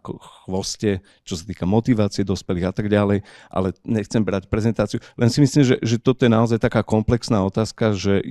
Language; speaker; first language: Slovak; native; Slovak